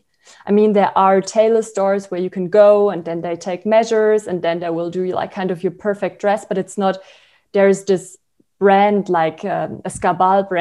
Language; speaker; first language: English; non-native, fluent; German